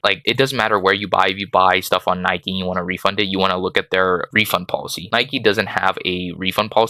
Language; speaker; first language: English; native; English